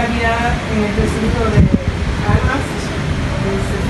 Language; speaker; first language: Spanish; non-native, learner; Haitian Creole